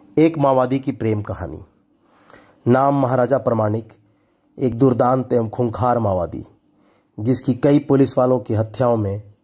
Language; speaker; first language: Hindi; native; Hindi